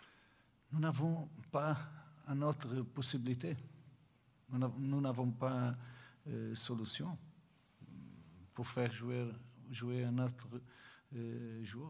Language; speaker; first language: French; non-native, learner; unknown